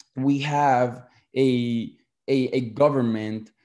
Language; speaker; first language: English; early bilingual, other home language; Spanish